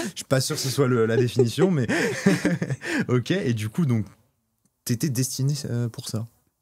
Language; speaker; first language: French; native; French